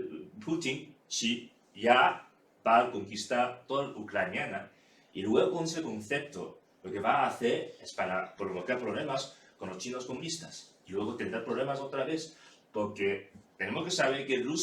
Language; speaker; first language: Spanish; non-native, fluent; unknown